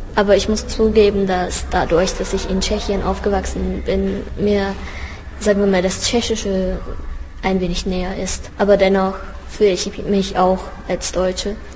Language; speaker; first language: German; early bilingual, heritage; Czech